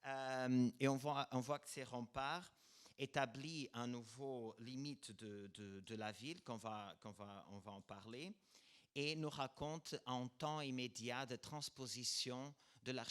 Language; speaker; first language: French; non-native, fluent; Portuguese